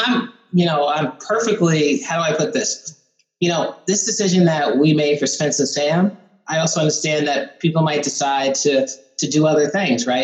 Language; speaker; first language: English; native; English